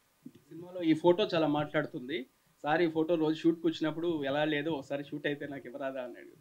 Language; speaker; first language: Telugu; native; Telugu